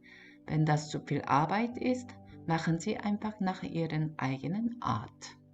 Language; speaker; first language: German; non-native, learner; Korean